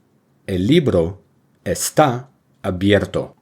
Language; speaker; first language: Spanish; non-native, fluent; English